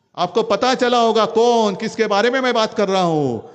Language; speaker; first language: Hindi; non-native, local second language; Marathi